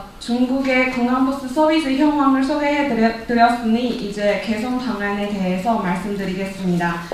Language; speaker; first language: Korean; non-native, fluent; Chinese